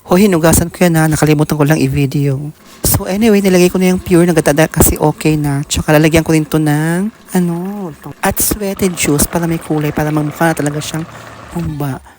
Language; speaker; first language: Filipino; native; Filipino